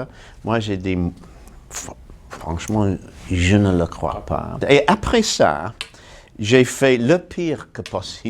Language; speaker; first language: French; non-native, fluent; English